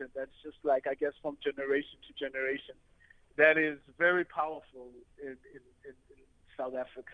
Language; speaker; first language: English; non-native, local second language; Xhosa